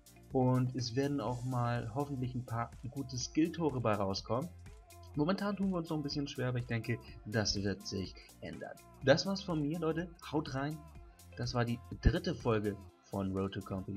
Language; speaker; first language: German; native; German